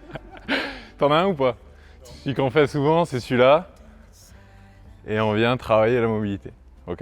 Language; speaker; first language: French; native; French